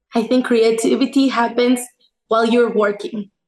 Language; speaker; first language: English; non-native, fluent; Spanish